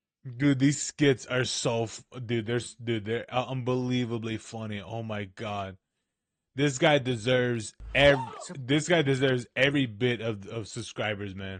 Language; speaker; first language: English; native; English